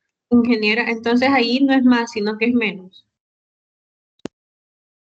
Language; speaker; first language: Spanish; native; Spanish